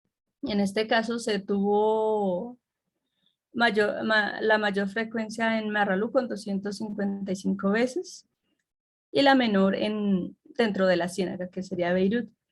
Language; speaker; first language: Spanish; native; Spanish